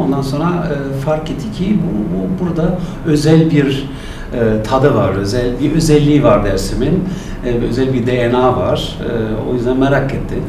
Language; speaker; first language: Turkish; non-native, fluent; German